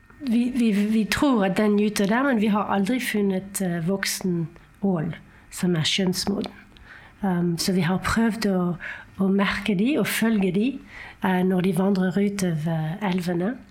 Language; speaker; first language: Norwegian; non-native, fluent; French